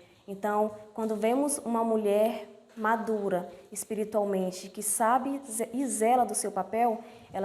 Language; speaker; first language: Portuguese; native; Portuguese